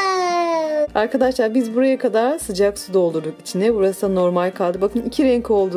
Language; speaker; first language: Turkish; native; Turkish